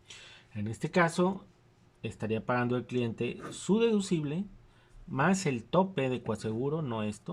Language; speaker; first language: Spanish; native; Spanish